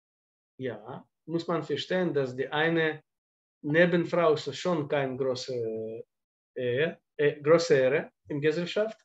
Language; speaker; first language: German; non-native, fluent; Russian